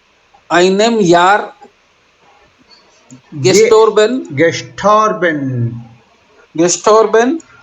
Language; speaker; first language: German; non-native, learner; Hindi